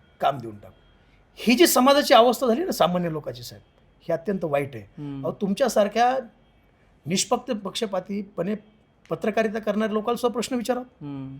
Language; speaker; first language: Marathi; native; Marathi